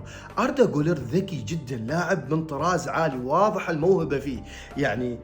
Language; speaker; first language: Arabic; native; Arabic